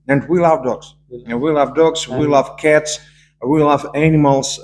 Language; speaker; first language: English; non-native, learner; Russian